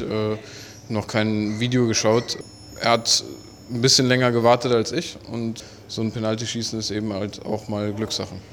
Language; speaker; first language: German; native; German